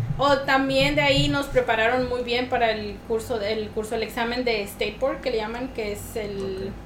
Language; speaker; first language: Spanish; native; Spanish